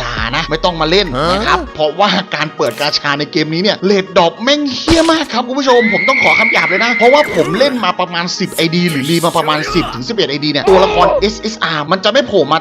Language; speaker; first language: Thai; native; Thai